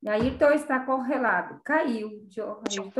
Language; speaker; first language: Spanish; non-native, learner; Portuguese